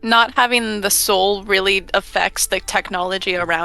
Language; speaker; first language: English; native; English